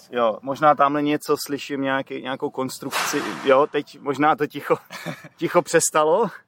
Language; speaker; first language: Czech; native; Czech